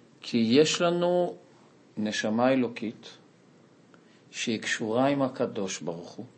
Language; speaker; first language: Hebrew; non-native, fluent; Portuguese